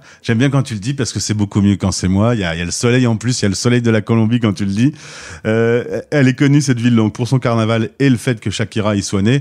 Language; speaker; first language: French; native; French